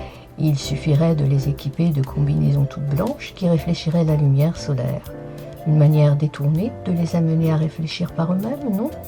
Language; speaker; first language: French; native; French